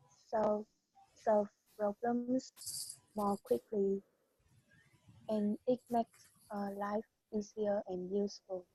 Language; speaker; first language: English; non-native, learner; Vietnamese